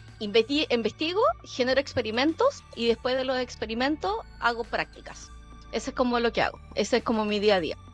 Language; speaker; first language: Spanish; early bilingual, other home language; Korean